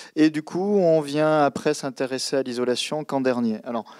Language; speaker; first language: French; native; French